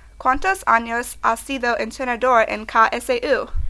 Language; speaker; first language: Spanish; non-native, learner; English